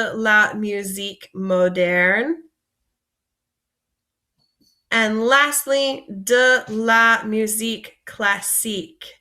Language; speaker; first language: French; non-native, fluent; English